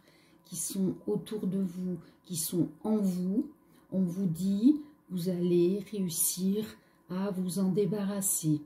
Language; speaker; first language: French; native; French